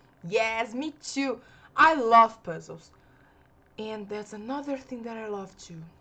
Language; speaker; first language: English; non-native, fluent; Portuguese